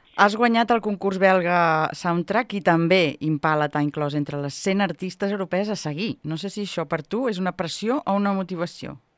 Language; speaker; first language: Catalan; native; Catalan